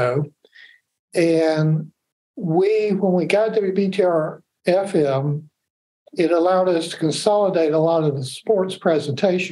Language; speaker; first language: English; native; English